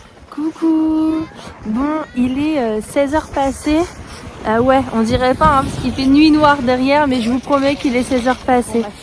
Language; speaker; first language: French; native; French